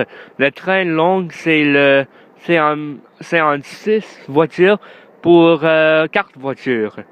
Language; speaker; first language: French; non-native, learner; English